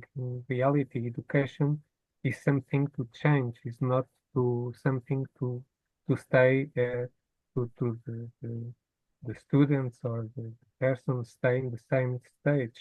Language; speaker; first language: English; non-native, fluent; Portuguese